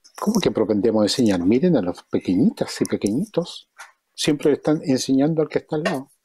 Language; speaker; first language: Spanish; native; Spanish